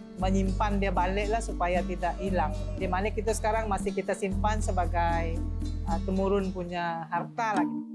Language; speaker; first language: Malay; non-native, local second language; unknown